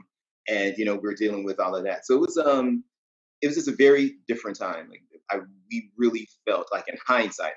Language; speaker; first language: English; native; English